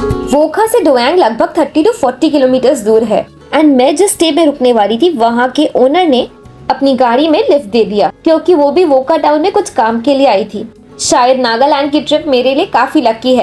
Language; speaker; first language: Hindi; native; Hindi